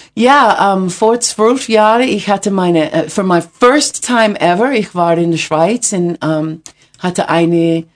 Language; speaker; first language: German; non-native, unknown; English